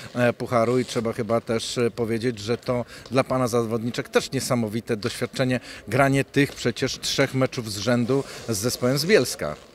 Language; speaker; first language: Polish; native; Polish